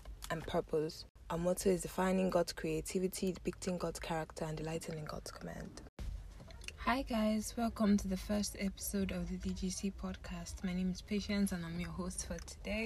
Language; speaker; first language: English; non-native, local second language; Yoruba